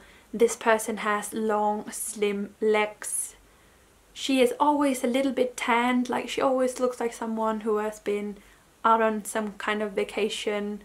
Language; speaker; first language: English; non-native, fluent; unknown